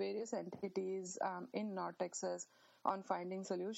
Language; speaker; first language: English; non-native, local second language; Marathi